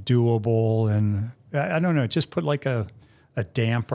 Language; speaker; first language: English; native; English